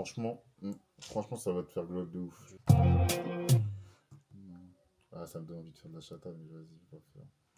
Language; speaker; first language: French; native; French